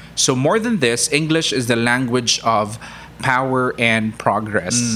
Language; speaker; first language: English; non-native, local second language; Cebuano